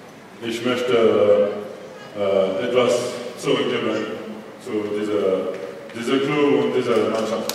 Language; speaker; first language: German; non-native, learner; French